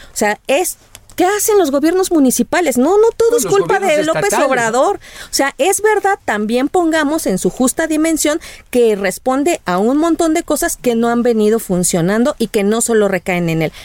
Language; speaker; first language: Spanish; native; Spanish